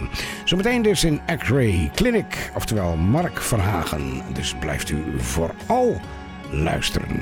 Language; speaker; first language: Dutch; native; Dutch